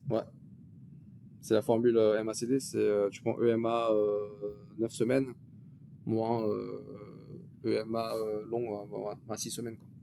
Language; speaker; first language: French; native; French